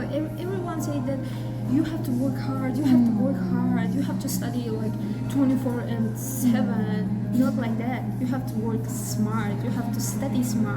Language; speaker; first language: English; non-native, learner; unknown